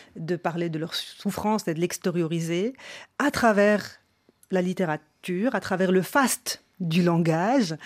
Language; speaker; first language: French; non-native, local second language; Arabic